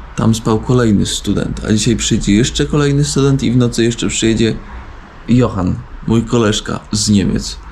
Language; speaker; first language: Polish; native; Polish